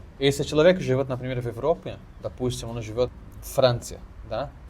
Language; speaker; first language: Russian; non-native, fluent; Portuguese